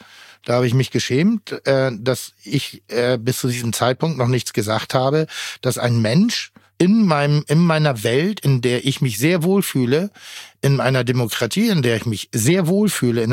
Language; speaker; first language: German; native; German